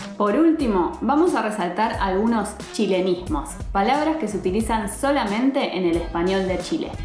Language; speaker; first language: Spanish; native; Spanish